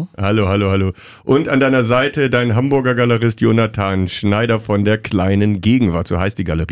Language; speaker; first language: German; native; German